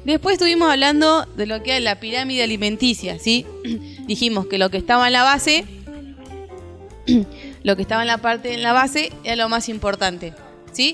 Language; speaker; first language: Spanish; native; Spanish